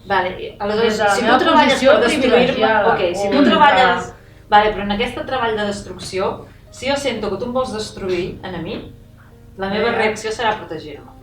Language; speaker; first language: Catalan; native; Catalan